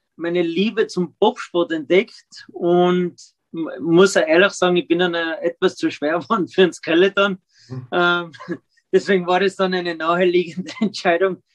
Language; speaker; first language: German; native; German